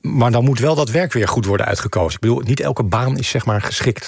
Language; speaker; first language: Dutch; native; Dutch